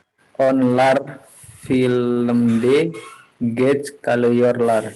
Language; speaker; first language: Turkish; non-native, learner; Indonesian